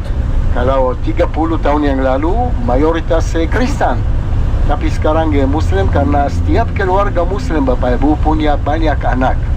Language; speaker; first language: Indonesian; non-native, fluent; Hebrew